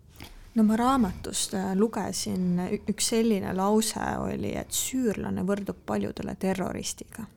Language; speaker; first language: Estonian; native; Estonian